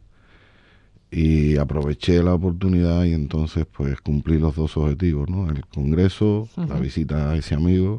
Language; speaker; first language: Spanish; native; Spanish